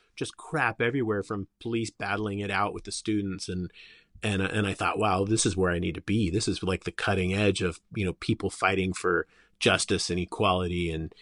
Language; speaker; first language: English; native; English